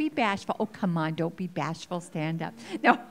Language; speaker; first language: English; native; English